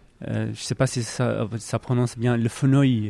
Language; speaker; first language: French; non-native, learner; Arabic